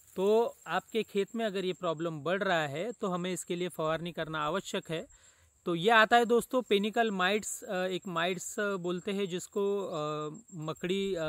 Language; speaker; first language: Hindi; non-native, local second language; Marathi